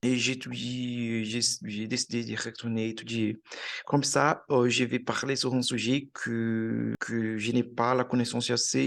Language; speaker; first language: French; non-native, learner; Portuguese